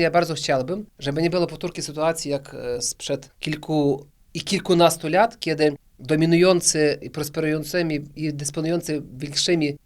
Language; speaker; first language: Polish; early bilingual, heritage; Polish